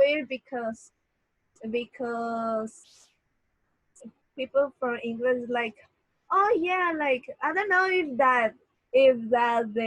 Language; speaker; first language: English; non-native, learner; Spanish